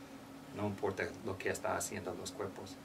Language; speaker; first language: Spanish; non-native, learner; English